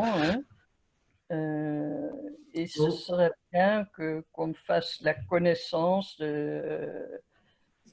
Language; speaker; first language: French; non-native, fluent; Dutch